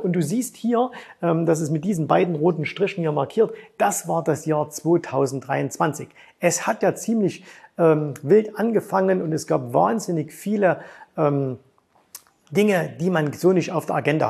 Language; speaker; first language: German; native; German